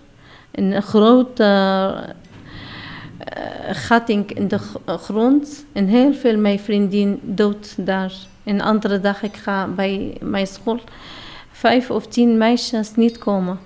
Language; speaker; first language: Dutch; non-native, learner; Arabic